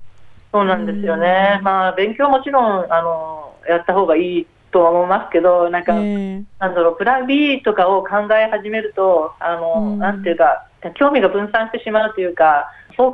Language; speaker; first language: Japanese; native; Japanese